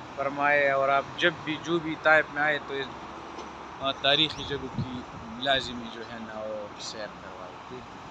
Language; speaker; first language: Urdu; non-native, local second language; Pashto